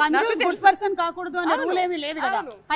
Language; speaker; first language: Telugu; native; Telugu